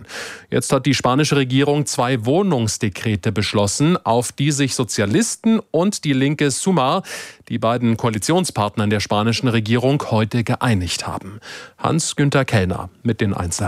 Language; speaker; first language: German; native; German